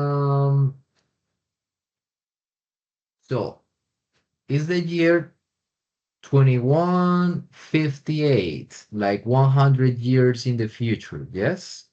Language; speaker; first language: English; non-native, fluent; Spanish